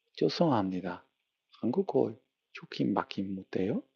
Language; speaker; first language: Korean; non-native, learner; English